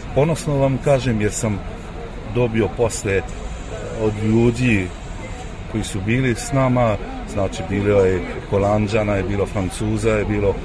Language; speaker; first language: Serbian; early bilingual, heritage; French